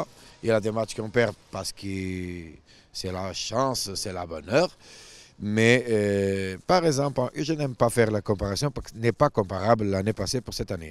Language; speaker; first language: French; non-native, fluent; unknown